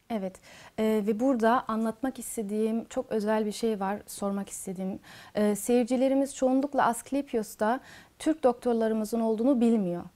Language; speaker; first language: Turkish; early bilingual, heritage; Turkish